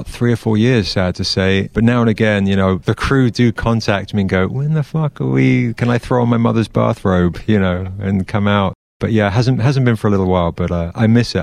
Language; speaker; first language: English; native; English